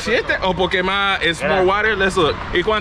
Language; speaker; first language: Spanish; non-native, learner; English